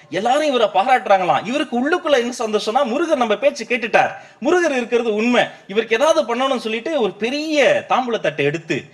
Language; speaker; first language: Tamil; native; Tamil